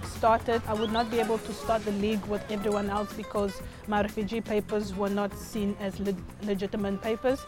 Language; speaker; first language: English; early bilingual, other home language; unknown